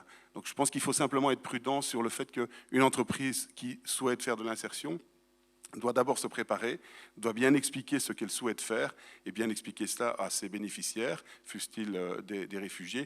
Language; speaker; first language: French; native; French